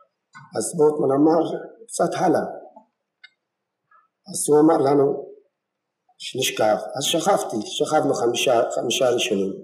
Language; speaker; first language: Hebrew; non-native, fluent; Yiddish